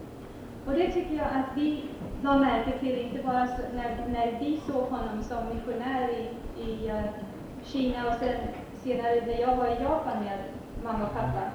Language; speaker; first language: Swedish; early bilingual, heritage; Swedish